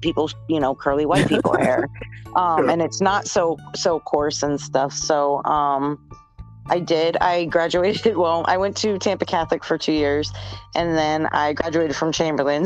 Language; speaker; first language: English; native; English